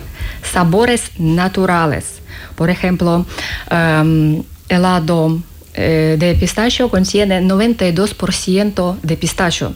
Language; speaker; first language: Spanish; non-native, learner; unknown